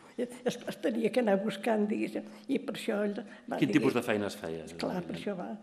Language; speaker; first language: Catalan; native; Catalan